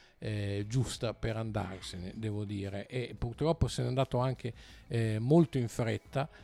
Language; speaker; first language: Italian; native; Italian